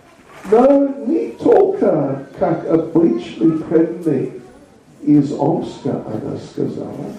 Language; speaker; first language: Russian; non-native, learner; English